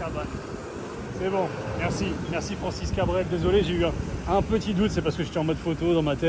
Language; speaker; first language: French; native; French